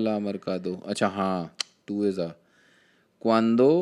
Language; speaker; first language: Spanish; non-native, learner; Hindi